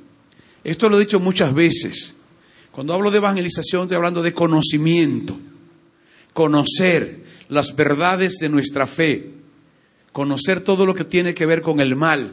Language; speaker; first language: Spanish; native; Spanish